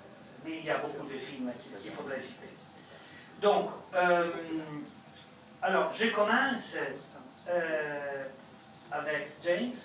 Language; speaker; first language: French; non-native, fluent; Italian